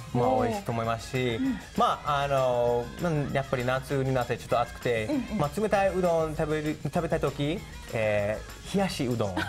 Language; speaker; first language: Japanese; non-native, fluent; English